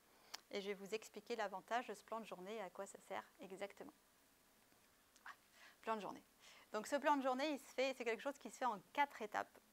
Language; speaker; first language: French; native; French